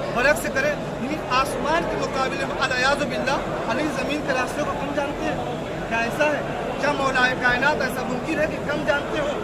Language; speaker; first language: Urdu; native; Urdu